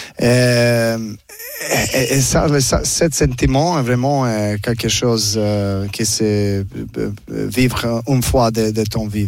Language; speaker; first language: French; non-native, learner; Serbian